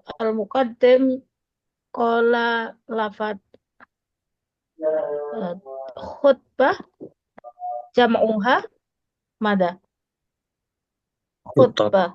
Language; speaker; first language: Arabic; non-native, fluent; Indonesian